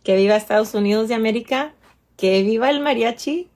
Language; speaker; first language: Spanish; early bilingual, heritage; Spanish